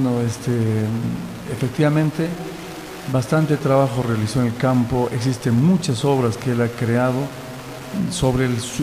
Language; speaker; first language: Spanish; non-native, local second language; Quechua